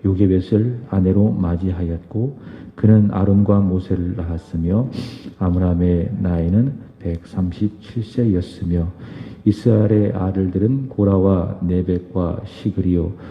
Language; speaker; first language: Korean; native; Korean